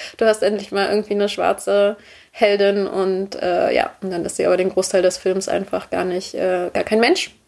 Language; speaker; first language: German; native; German